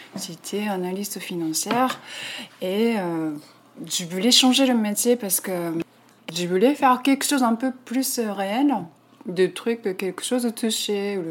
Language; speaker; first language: French; non-native, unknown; Japanese